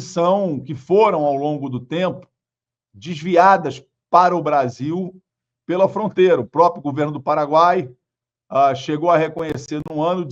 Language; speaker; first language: Portuguese; native; Portuguese